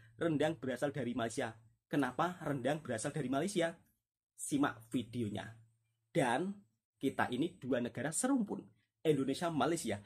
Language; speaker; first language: Indonesian; native; Indonesian